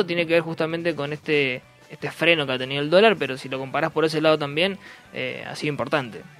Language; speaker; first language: Spanish; native; Spanish